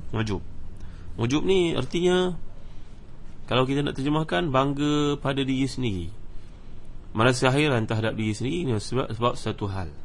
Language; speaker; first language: Malay; native; Malay